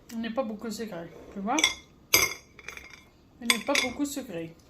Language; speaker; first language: French; non-native, fluent; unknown